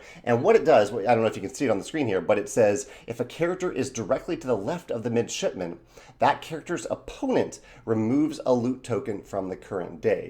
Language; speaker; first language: English; native; English